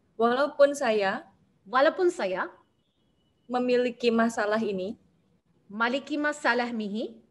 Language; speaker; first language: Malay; non-native, learner; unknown